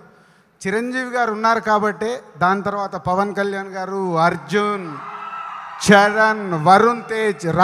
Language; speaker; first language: Telugu; native; Telugu